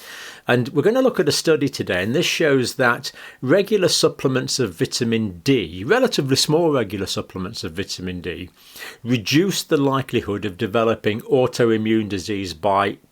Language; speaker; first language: English; native; English